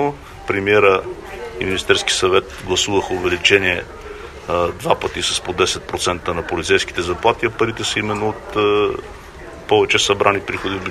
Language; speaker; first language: Bulgarian; native; Bulgarian